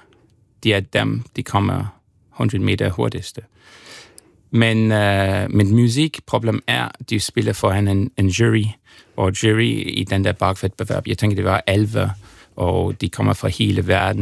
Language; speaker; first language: Danish; non-native, fluent; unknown